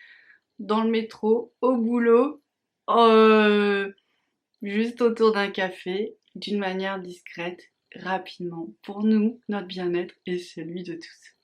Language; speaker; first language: French; native; French